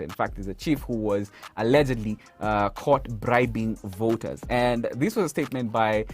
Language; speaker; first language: English; non-native, local second language; Swahili